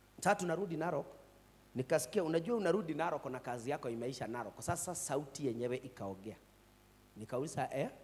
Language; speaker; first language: Swahili; non-native, local second language; Kikuyu